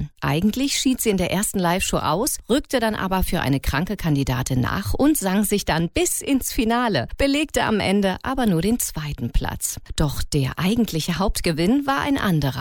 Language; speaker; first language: German; native; German